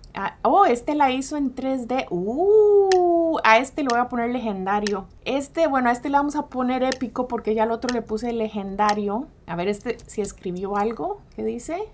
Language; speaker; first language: Spanish; early bilingual, heritage; Spanish